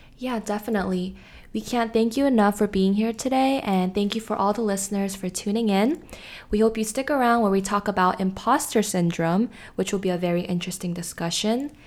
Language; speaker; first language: English; early bilingual, other home language; Korean